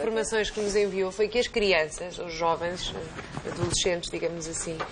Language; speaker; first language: Portuguese; native; Portuguese